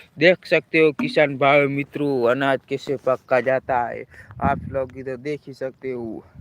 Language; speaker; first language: Hindi; non-native, local second language; Gujarati